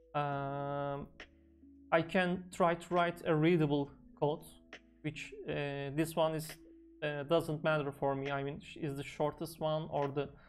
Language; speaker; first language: English; non-native, fluent; Turkish